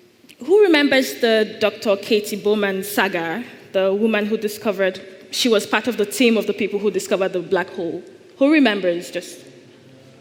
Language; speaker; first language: English; non-native, local second language; Igbo